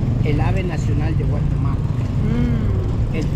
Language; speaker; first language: Spanish; native; Spanish